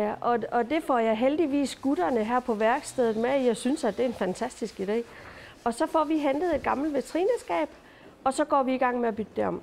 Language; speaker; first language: Danish; native; Danish